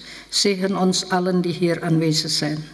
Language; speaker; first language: Dutch; non-native, fluent; Indonesian